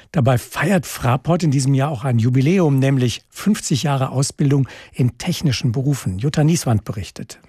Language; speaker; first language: German; native; German